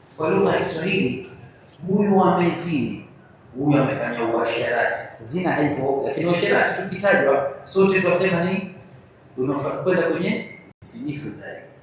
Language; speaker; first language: Swahili; native; Swahili